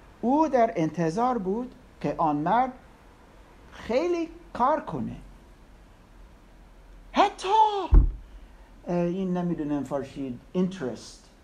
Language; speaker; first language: Persian; non-native, learner; English